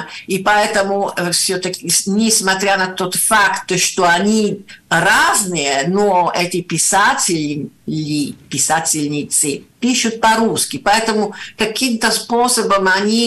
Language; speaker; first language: Russian; non-native, fluent; Italian